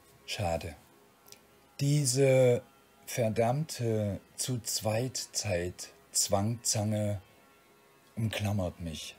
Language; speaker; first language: German; native; German